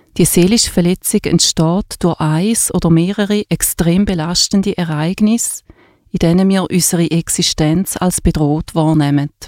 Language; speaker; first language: German; native; German